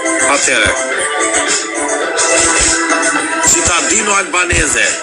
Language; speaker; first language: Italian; non-native, learner; Albanian